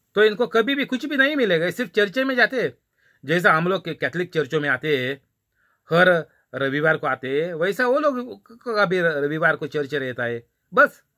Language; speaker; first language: Hindi; non-native, local second language; Marathi